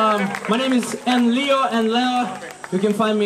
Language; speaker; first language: English; non-native, learner; Ukrainian